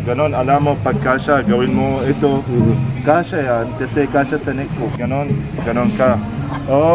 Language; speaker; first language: Filipino; non-native, learner; Arabic